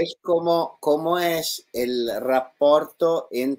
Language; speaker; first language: Spanish; non-native, learner; Italian